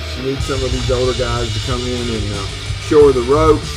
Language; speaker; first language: English; native; English